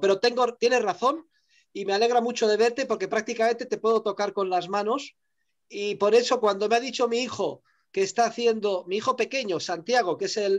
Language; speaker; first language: Spanish; native; Spanish